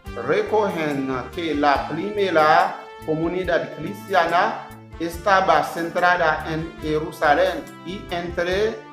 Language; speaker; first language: Spanish; non-native, learner; Haitian Creole